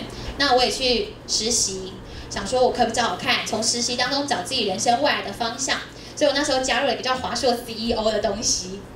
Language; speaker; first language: Chinese; native; Chinese